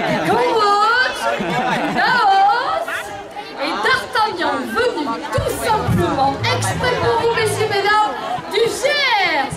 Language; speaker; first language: French; native; French